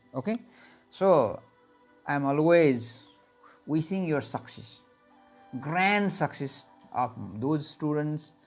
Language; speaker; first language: English; non-native, local second language; Nepali